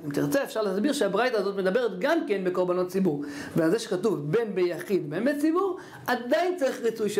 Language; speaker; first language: Hebrew; native; Hebrew